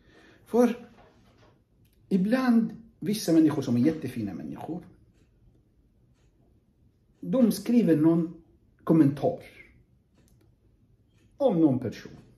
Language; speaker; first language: Swedish; non-native, fluent; Arabic